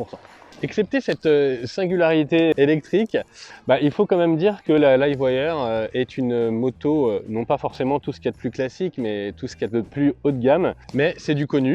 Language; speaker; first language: French; native; French